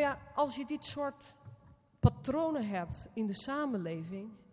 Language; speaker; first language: Dutch; non-native, fluent; Portuguese